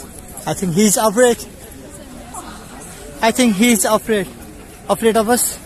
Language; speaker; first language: English; non-native, local second language; Nepali